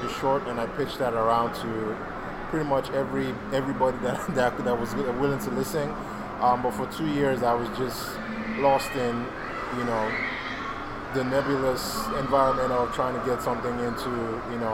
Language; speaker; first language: English; non-native, local second language; Yoruba